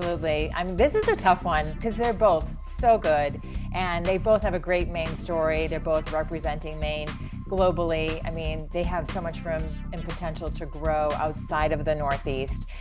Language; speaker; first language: English; native; English